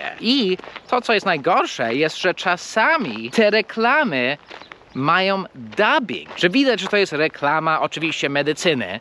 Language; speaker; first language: Polish; non-native, fluent; English